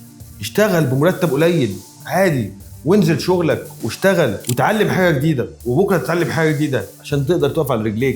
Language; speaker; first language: Arabic; native; Arabic